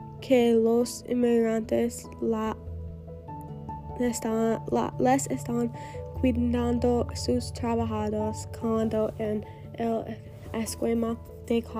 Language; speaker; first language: Spanish; non-native, learner; English